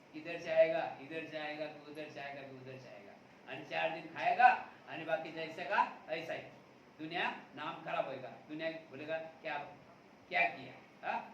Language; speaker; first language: Hindi; non-native, local second language; Marathi